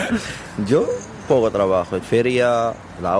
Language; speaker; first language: Spanish; non-native, learner; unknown